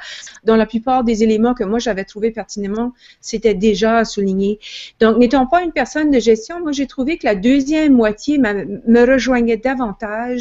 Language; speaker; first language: French; native; French